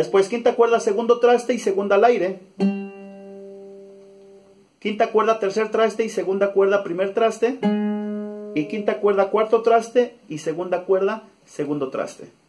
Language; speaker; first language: Spanish; native; Spanish